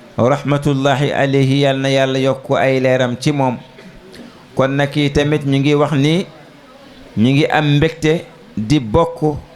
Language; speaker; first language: Wolof; non-native, local second language; Fula